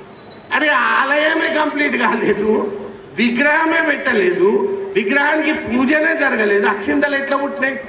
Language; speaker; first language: Telugu; native; Telugu